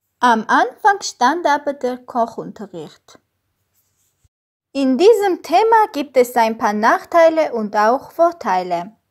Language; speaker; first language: German; non-native, learner; Armenian